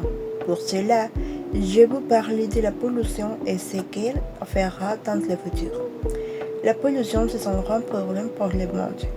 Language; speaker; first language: French; non-native, learner; Spanish